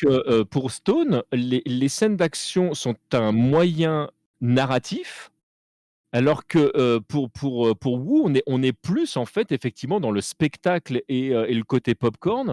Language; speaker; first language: French; native; French